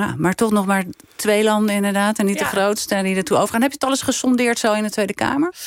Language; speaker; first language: Dutch; native; Dutch